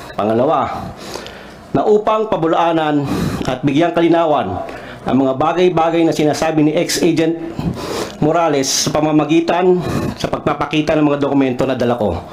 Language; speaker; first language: Filipino; non-native, local second language; Cebuano